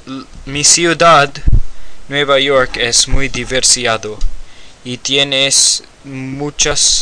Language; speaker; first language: Spanish; non-native, learner; English